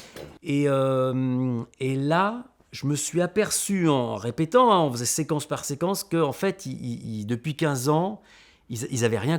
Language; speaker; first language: French; native; French